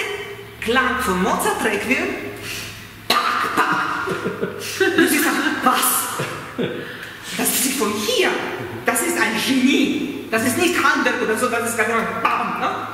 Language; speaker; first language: German; non-native, fluent; Russian